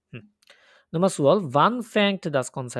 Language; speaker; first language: German; non-native, fluent; Bangla